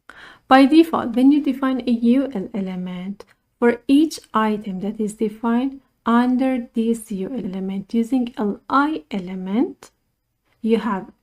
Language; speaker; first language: English; non-native, fluent; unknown